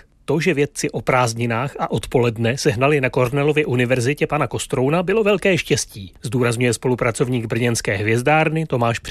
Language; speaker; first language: Czech; native; Czech